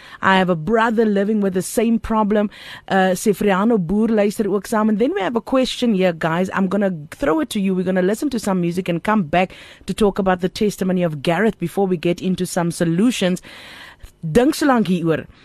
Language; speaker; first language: English; non-native, local second language; Afrikaans